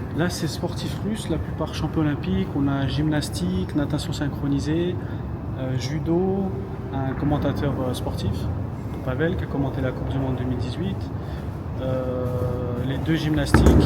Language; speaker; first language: French; non-native, fluent; Russian